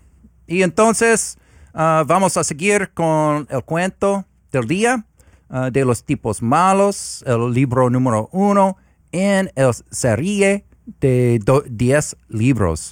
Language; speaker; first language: Spanish; non-native, learner; English